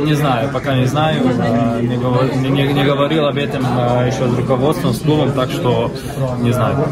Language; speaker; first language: Russian; non-native, fluent; Slovenian